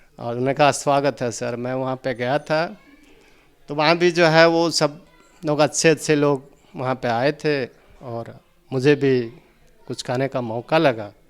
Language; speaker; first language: Hindi; native; Hindi